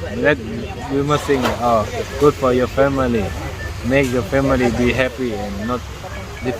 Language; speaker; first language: English; non-native, learner; Thai